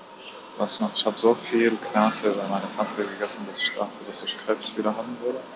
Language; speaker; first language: German; non-native, fluent; Arabic